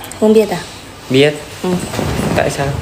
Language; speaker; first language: Vietnamese; non-native, learner; Indonesian